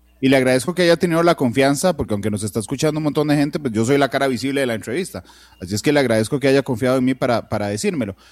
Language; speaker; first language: Spanish; native; Spanish